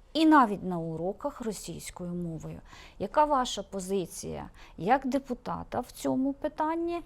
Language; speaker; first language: Ukrainian; native; Ukrainian